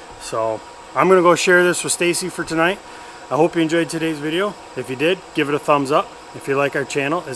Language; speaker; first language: English; native; English